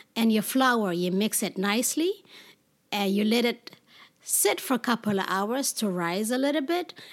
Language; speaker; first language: English; non-native, fluent; Amharic